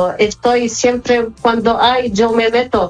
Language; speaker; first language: Spanish; non-native, fluent; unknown